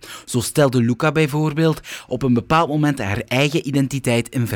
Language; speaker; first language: Dutch; native; Dutch